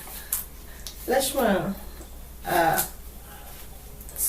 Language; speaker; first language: French; non-native, local second language; Haitian Creole